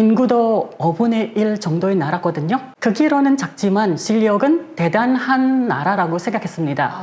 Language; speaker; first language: Korean; non-native, fluent; Indonesian